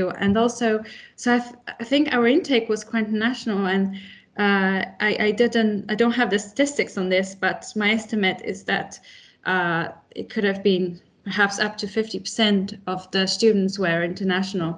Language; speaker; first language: English; non-native, fluent; Polish